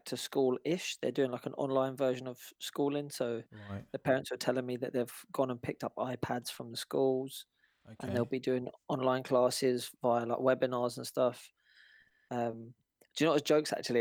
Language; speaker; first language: English; native; English